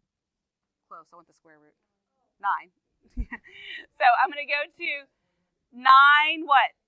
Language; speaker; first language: English; native; English